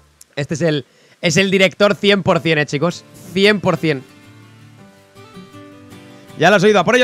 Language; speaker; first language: Spanish; native; Spanish